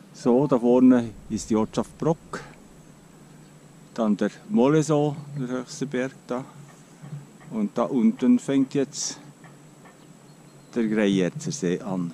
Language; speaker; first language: German; native; German